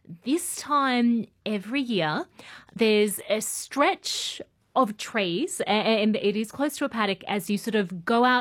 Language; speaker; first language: English; native; English